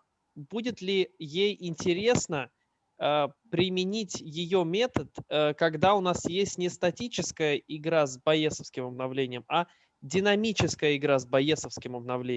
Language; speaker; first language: Russian; native; Russian